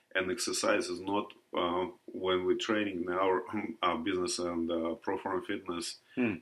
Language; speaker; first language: English; non-native, learner; Russian